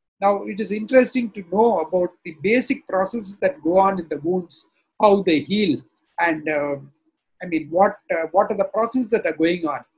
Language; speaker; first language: English; non-native, local second language; Tamil